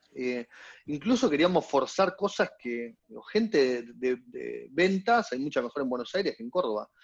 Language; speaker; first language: Spanish; native; Spanish